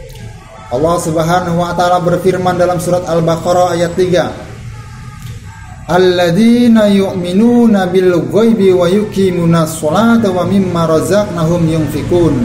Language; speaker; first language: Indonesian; native; Indonesian